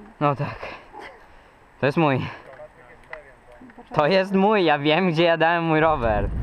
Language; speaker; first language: Polish; early bilingual, heritage; Polish